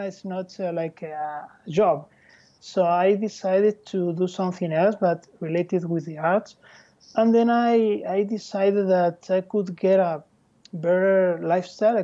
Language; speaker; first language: English; non-native, fluent; Spanish